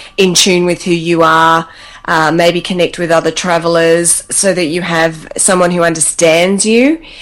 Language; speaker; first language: English; native; English